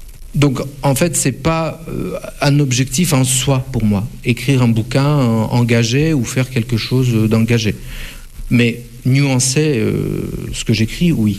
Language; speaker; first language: French; non-native, fluent; Russian